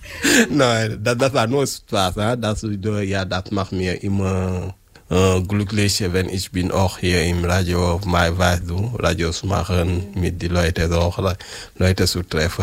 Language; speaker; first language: German; non-native, learner; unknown